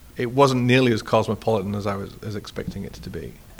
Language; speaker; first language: English; native; English